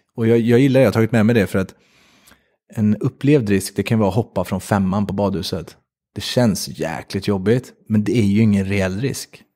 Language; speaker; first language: Swedish; native; Swedish